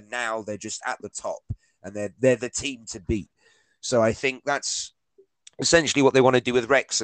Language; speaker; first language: English; native; English